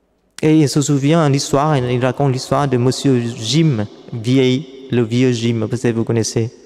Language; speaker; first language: French; non-native, fluent; Vietnamese